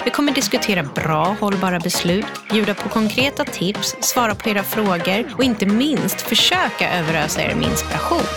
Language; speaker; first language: Swedish; native; Swedish